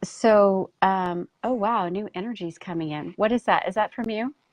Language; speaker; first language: English; native; English